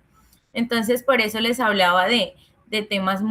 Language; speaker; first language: Spanish; native; Spanish